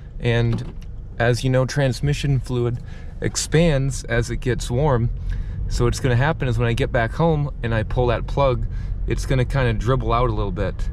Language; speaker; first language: English; native; English